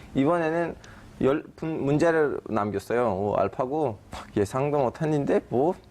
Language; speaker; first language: Korean; non-native, fluent; Turkish